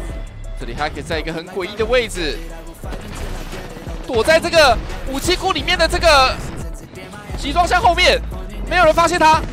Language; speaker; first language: Chinese; native; Chinese